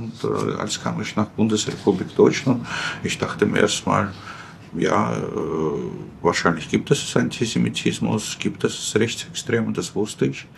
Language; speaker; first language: German; non-native, fluent; Russian